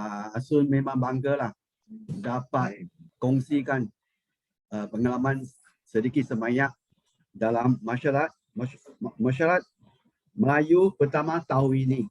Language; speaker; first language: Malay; non-native, local second language; Min Nan Chinese